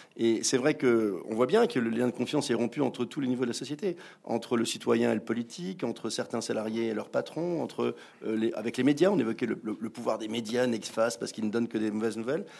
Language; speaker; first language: French; native; French